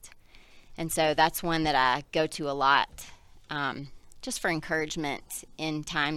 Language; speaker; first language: English; native; English